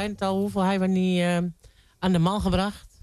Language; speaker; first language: Dutch; native; Dutch